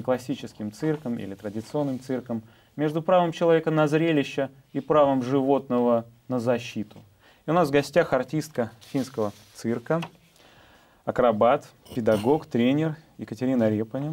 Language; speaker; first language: Russian; native; Russian